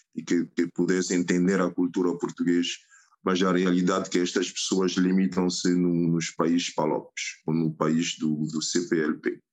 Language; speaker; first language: Portuguese; non-native, fluent; French